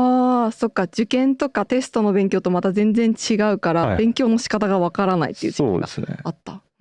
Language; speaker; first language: Japanese; native; Japanese